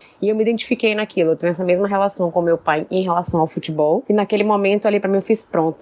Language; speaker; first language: Portuguese; native; Portuguese